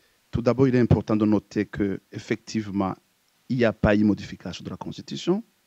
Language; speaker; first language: French; non-native, local second language; Rundi